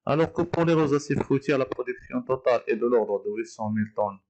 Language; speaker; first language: French; non-native, local second language; Arabic